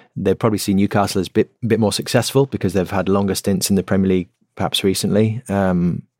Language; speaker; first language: English; native; English